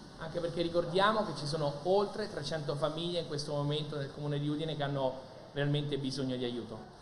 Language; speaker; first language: Italian; native; Italian